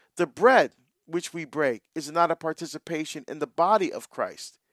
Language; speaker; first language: English; native; English